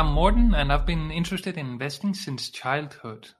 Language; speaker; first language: English; non-native, fluent; Danish